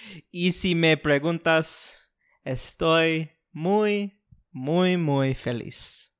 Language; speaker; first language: Spanish; non-native, learner; Bangla